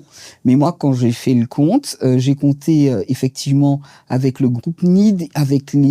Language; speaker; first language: French; native; French